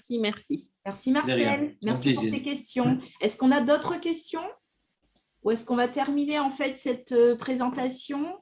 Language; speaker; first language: French; native; French